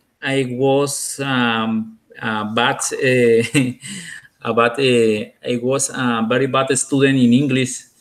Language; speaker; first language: English; non-native, learner; Spanish